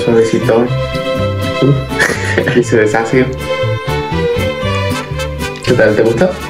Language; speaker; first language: Spanish; native; Spanish